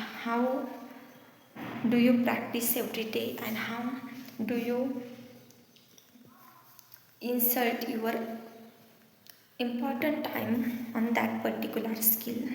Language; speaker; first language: English; non-native, learner; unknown